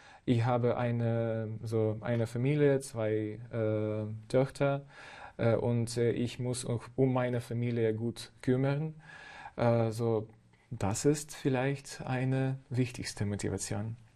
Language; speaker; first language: German; non-native, fluent; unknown